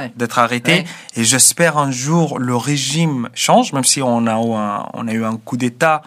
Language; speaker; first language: French; non-native, fluent; Arabic